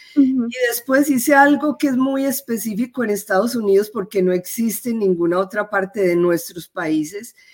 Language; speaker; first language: Spanish; native; Spanish